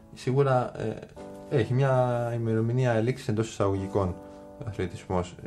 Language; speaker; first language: Greek; native; Greek